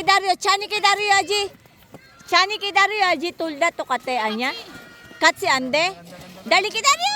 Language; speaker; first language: Korean; non-native, learner; Filipino